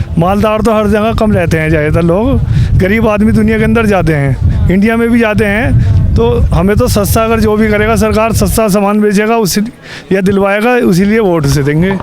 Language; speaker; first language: Hindi; native; Hindi